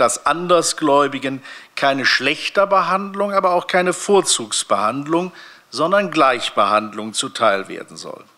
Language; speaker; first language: German; native; German